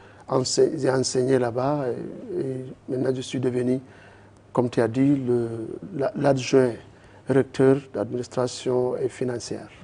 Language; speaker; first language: French; non-native, learner; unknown